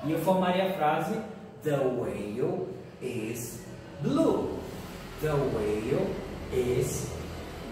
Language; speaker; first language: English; non-native, fluent; Portuguese